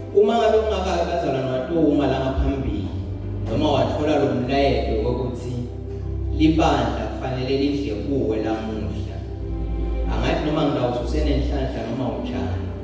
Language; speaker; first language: Zulu; non-native, local second language; Swati